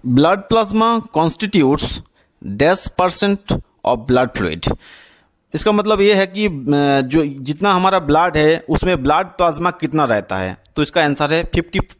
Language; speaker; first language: Hindi; non-native, local second language; Bangla